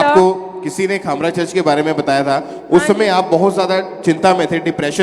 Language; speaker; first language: Hindi; native; Hindi